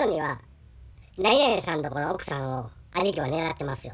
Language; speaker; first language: Japanese; native; Japanese